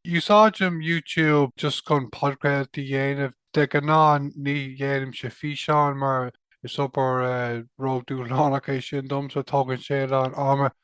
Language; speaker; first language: Irish; non-native, local second language; English